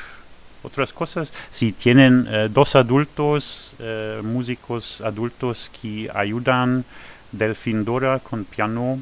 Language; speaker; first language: Spanish; non-native, fluent; French